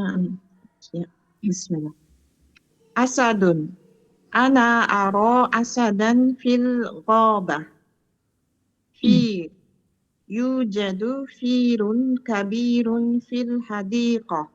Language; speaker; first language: Arabic; non-native, learner; Indonesian